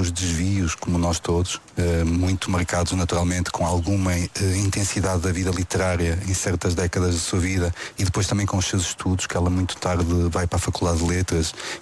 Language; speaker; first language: Portuguese; native; Portuguese